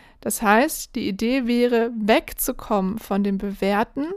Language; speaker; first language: German; native; German